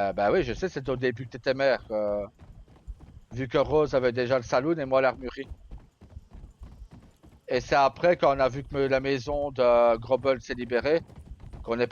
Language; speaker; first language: French; native; French